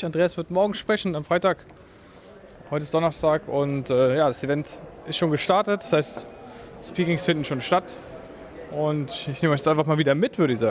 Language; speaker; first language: German; native; German